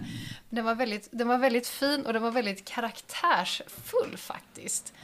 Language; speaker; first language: Swedish; native; Swedish